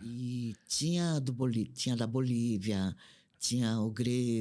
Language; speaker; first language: Portuguese; non-native, fluent; Korean